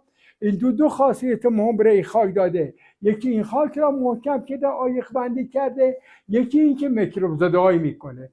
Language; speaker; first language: Persian; native; Persian